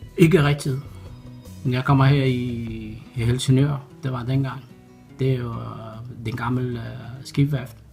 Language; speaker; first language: Danish; non-native, learner; Arabic